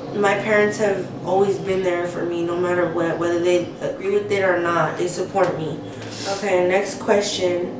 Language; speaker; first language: English; native; English